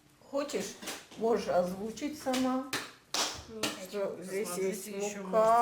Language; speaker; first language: Russian; non-native, local second language; Azerbaijani